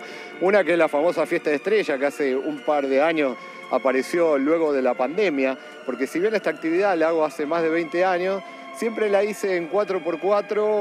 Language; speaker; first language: Spanish; native; Spanish